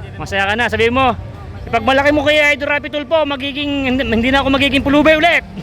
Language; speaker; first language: Filipino; native; Filipino